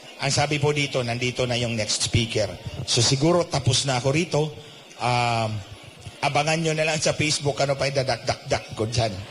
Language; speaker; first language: Filipino; non-native, local second language; Cebuano